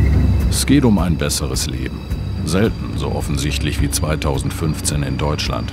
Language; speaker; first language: German; native; German